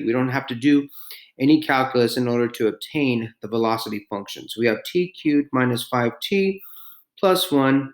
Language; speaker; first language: English; native; English